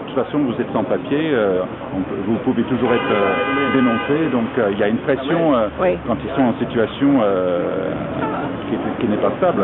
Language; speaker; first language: French; non-native, fluent; English